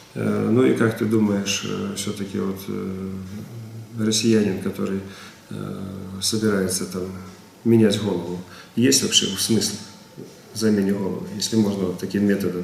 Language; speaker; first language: Russian; native; Russian